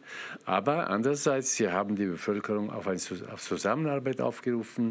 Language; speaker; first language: German; non-native, fluent; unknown